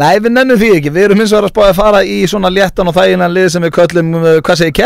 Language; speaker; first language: Icelandic; native; Icelandic